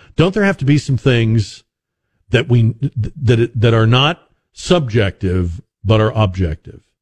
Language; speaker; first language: English; native; English